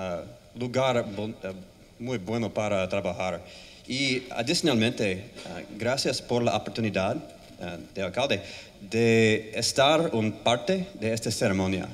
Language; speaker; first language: Spanish; non-native, learner; English